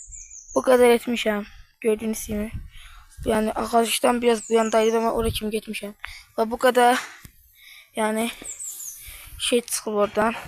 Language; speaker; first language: Turkish; non-native, learner; Azerbaijani